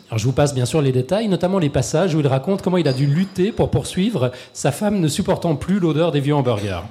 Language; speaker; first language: French; native; French